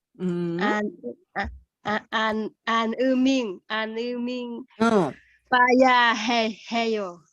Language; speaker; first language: Korean; non-native, learner; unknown